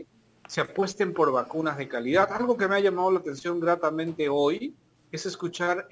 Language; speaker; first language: Spanish; native; Spanish